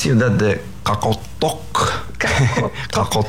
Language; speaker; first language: Spanish; non-native, fluent; Faroese